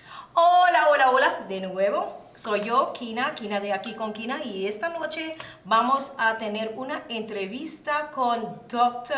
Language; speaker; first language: Spanish; non-native, learner; English